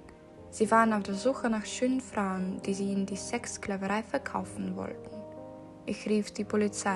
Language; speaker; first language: German; non-native, learner; Ukrainian